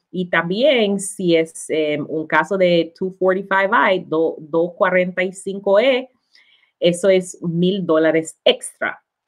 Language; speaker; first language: Spanish; non-native, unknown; English